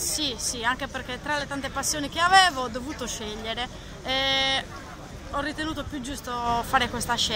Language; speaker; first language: Italian; native; Italian